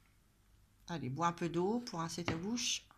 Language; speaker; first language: French; native; French